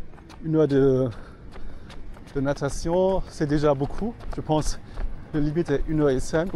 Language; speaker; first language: French; non-native, fluent; German